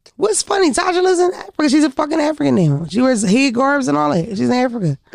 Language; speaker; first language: English; early bilingual, other home language; Yoruba